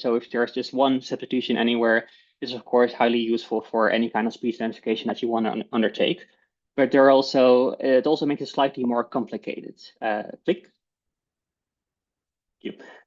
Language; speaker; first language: English; non-native, fluent; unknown